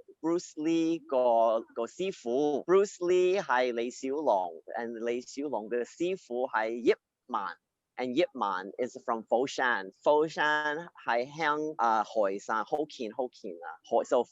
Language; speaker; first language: Cantonese; early bilingual, heritage; Cantonese